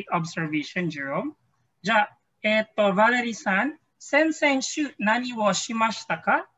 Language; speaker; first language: Japanese; non-native, fluent; Filipino